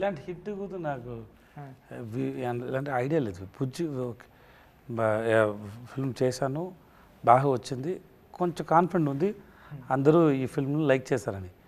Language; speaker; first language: Telugu; non-native, learner; Tamil